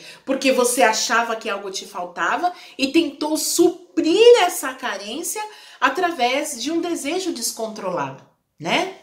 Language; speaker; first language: Portuguese; native; Portuguese